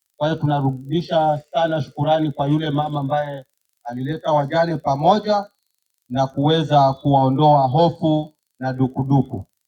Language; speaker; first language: Swahili; native; Swahili